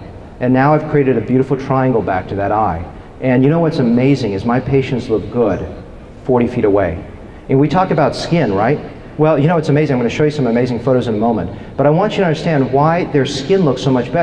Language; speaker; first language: English; native; English